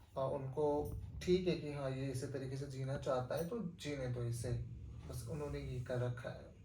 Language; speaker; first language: Hindi; non-native, local second language; Nepali